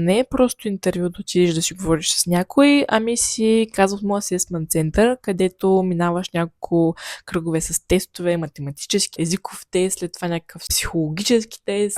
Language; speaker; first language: Bulgarian; native; Bulgarian